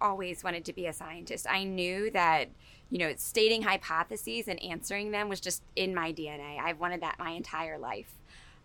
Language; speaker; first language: English; native; English